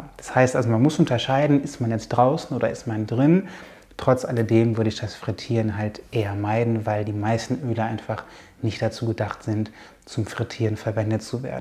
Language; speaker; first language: German; native; German